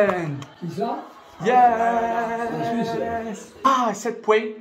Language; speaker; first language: English; non-native, fluent; French